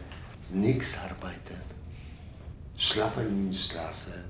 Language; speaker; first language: German; non-native, learner; Polish